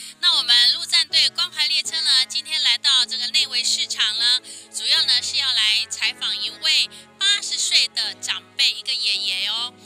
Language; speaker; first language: Chinese; native; Chinese